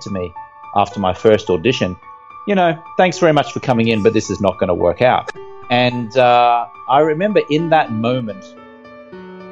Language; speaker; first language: English; native; English